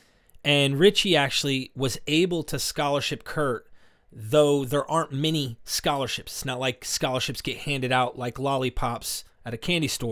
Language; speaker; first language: English; native; English